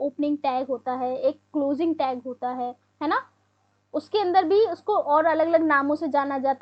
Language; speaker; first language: Hindi; native; Hindi